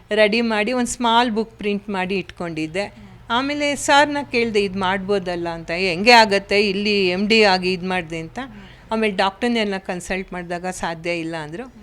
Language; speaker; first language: Kannada; native; Kannada